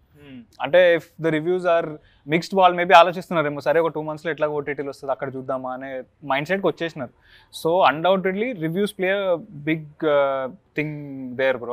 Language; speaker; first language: Telugu; native; Telugu